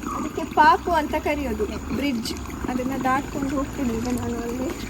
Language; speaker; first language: Kannada; non-native, local second language; Tulu